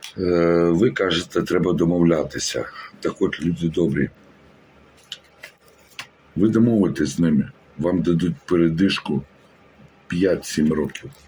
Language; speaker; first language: Ukrainian; native; Ukrainian